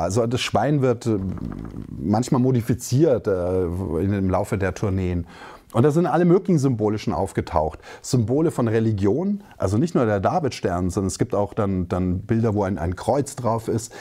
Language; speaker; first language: German; native; German